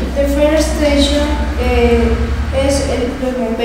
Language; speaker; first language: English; non-native, learner; Spanish